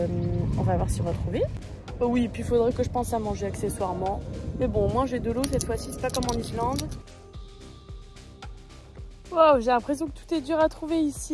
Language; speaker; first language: French; native; French